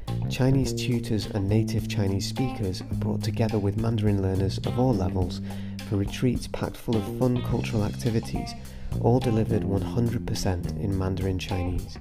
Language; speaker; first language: English; native; English